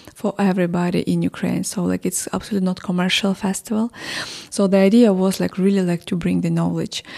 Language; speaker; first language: English; non-native, fluent; Ukrainian